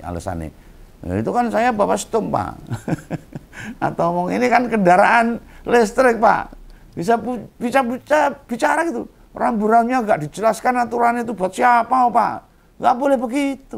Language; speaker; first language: Indonesian; native; Indonesian